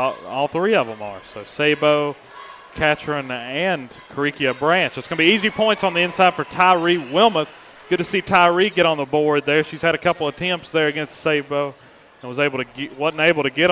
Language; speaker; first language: English; native; English